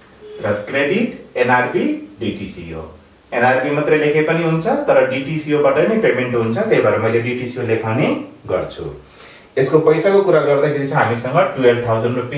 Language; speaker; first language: Nepali; native; Nepali